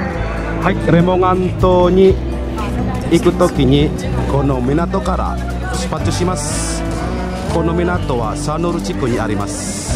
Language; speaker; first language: Japanese; non-native, fluent; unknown